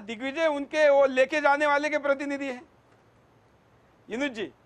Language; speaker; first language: Hindi; native; Hindi